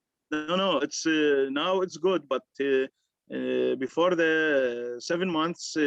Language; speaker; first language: English; non-native, learner; Arabic